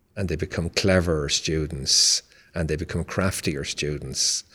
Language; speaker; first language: English; native; English